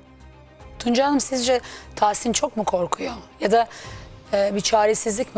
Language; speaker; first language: Turkish; native; Turkish